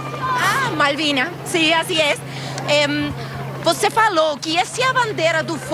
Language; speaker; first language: Portuguese; non-native, learner; Spanish